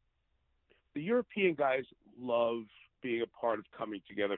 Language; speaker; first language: English; native; English